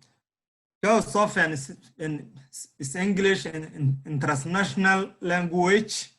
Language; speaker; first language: English; non-native, learner; Somali